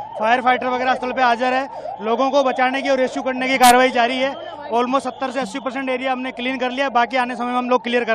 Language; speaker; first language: Hindi; non-native, local second language; Gujarati